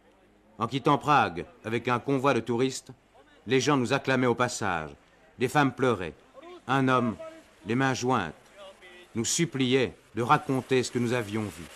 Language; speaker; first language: French; native; French